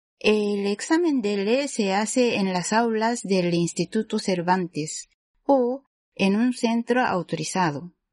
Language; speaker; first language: Spanish; non-native, fluent; Japanese